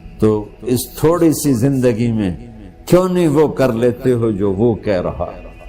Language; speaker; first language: Urdu; non-native, local second language; Punjabi